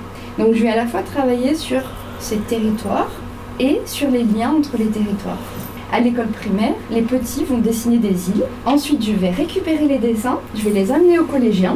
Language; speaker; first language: French; native; French